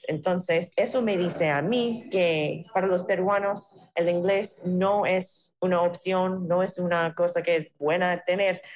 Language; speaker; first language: Spanish; non-native, fluent; English